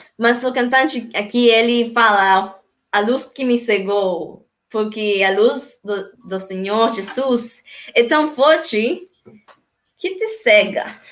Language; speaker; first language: Portuguese; non-native, learner; Spanish